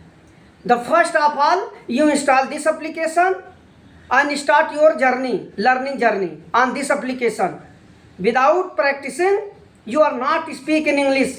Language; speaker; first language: English; non-native, learner; Hindi